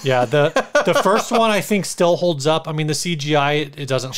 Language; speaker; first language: English; native; English